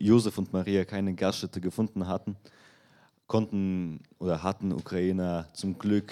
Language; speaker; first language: German; non-native, fluent; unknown